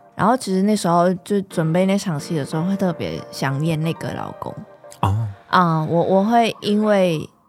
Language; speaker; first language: Chinese; non-native, fluent; Vietnamese